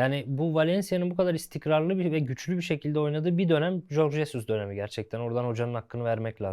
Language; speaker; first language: Turkish; native; Turkish